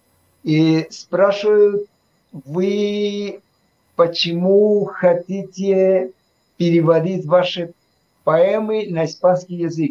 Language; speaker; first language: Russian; non-native, fluent; Spanish